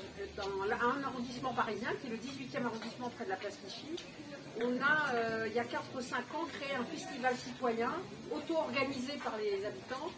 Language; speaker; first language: French; native; French